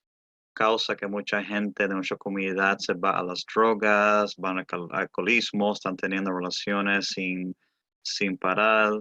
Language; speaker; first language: Spanish; early bilingual, heritage; Spanish